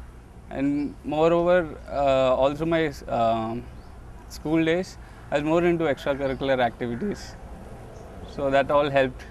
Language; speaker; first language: English; non-native, local second language; Telugu